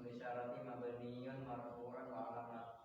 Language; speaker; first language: Arabic; non-native, learner; Indonesian